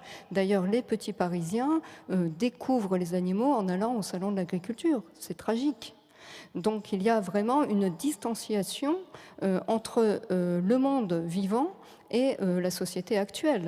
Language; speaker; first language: French; native; French